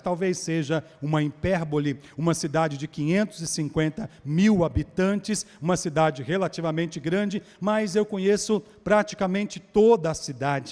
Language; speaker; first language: Portuguese; native; Portuguese